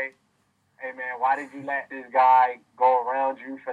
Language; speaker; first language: English; native; English